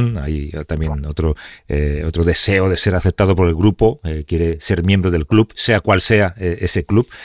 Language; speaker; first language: Spanish; native; Spanish